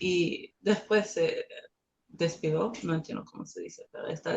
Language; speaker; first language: Spanish; non-native, learner; English